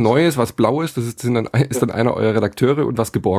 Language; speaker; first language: German; native; German